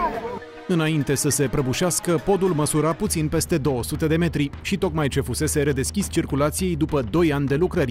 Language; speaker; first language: Romanian; native; Romanian